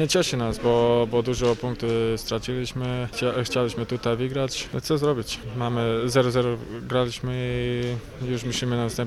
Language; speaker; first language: Polish; non-native, fluent; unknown